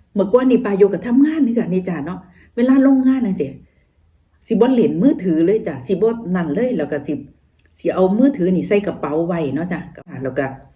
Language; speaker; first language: Thai; native; Thai